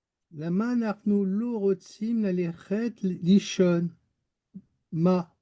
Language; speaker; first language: Hebrew; non-native, learner; French